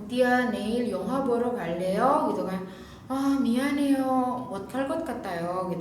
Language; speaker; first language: Korean; non-native, fluent; Indonesian